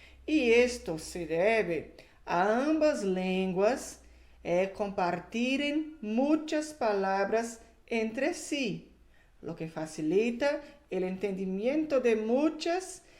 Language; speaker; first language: Spanish; non-native, fluent; Portuguese